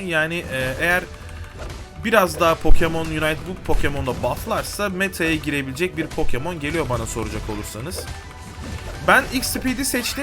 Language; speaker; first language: Turkish; native; Turkish